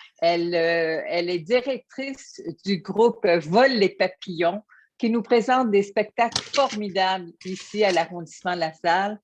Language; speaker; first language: French; native; French